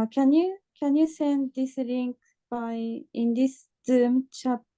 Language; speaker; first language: English; non-native, learner; Japanese